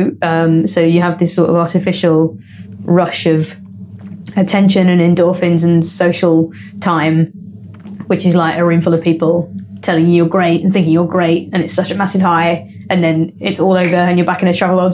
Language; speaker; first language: English; native; English